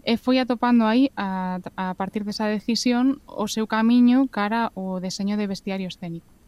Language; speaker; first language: Galician; native; Galician